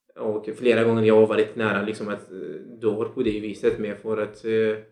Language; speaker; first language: Swedish; non-native, fluent; Central Kurdish